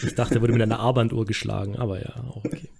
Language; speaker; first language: German; native; German